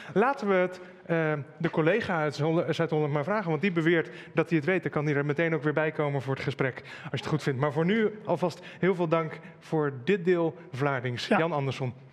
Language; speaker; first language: Dutch; native; Dutch